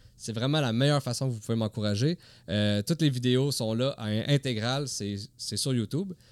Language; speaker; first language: French; native; French